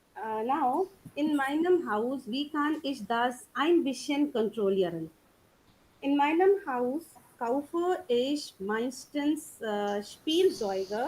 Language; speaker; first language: German; non-native, learner; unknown